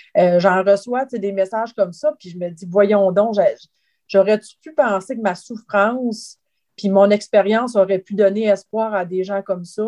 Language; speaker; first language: French; native; French